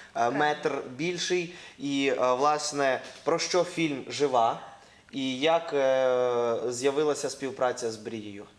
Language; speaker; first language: Ukrainian; native; Ukrainian